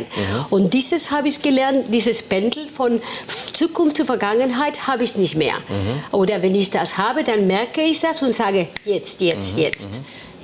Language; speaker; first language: German; non-native, fluent; Spanish